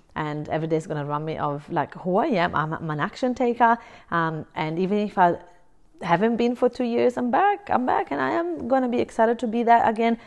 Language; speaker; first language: English; non-native, fluent; Italian